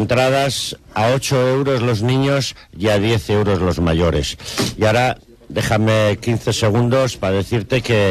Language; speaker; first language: Spanish; native; Spanish